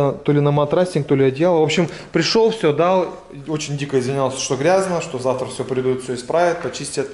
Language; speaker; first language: Russian; native; Russian